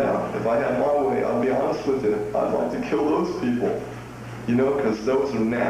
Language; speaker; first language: English; native; English